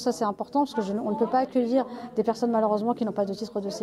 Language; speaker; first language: French; native; French